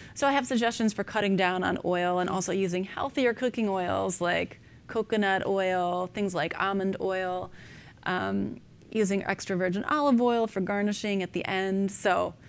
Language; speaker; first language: English; native; English